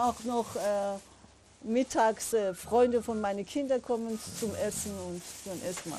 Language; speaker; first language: German; non-native, learner; Persian